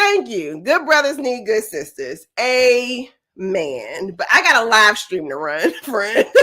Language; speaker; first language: English; native; English